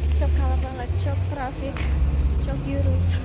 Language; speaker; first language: Turkish; non-native, learner; Indonesian